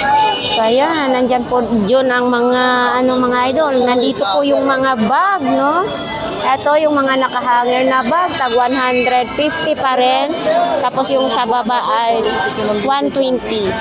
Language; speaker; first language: Filipino; non-native, local second language; Cebuano